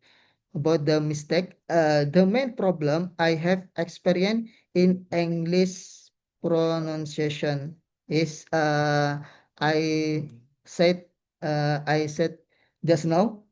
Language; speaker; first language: English; non-native, learner; Indonesian